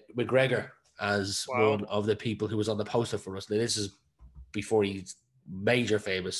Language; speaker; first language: English; native; English